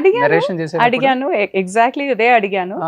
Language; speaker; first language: Telugu; non-native, learner; Malayalam